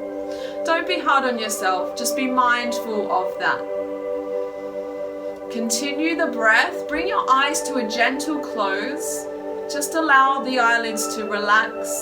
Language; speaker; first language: English; native; English